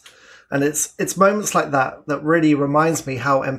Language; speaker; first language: English; native; English